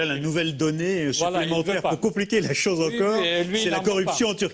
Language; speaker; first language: French; native; French